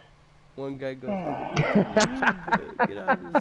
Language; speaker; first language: English; native; English